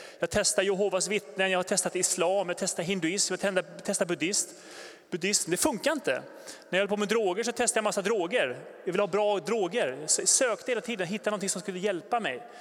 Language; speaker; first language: Swedish; native; Swedish